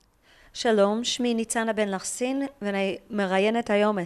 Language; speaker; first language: Hebrew; native; Hebrew